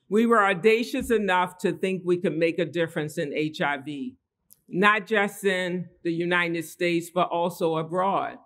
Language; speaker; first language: English; native; English